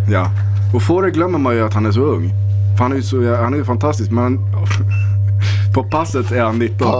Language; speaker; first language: Swedish; native; Swedish